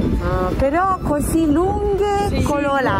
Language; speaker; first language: Italian; non-native, fluent; Japanese